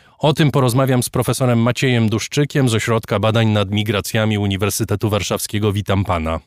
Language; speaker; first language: Polish; native; Polish